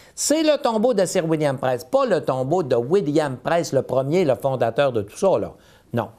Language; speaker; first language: French; native; French